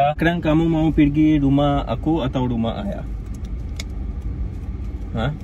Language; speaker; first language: Indonesian; non-native, learner; Urdu